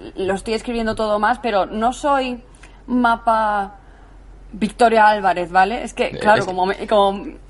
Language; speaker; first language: Spanish; native; Spanish